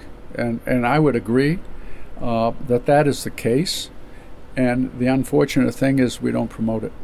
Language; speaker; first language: English; native; English